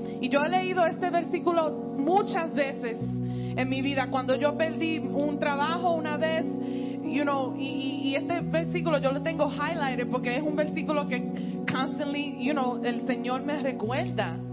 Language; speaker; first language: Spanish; early bilingual, heritage; Spanish